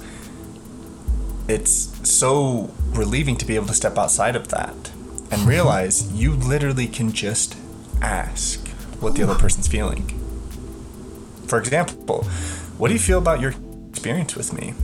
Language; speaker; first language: English; native; English